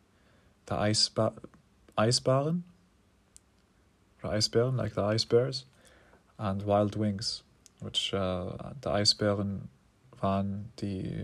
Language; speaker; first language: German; non-native, fluent; English